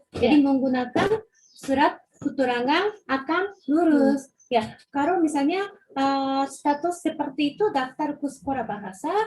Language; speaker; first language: Indonesian; non-native, fluent; Japanese